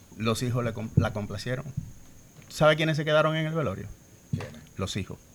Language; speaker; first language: Spanish; native; Spanish